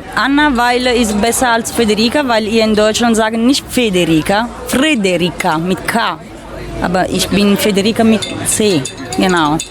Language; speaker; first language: German; non-native, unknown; Italian